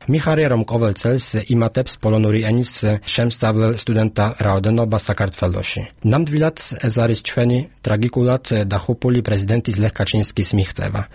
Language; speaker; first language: Georgian; non-native, fluent; Polish